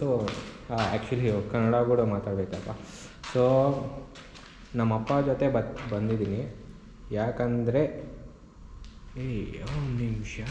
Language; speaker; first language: Kannada; non-native, local second language; Telugu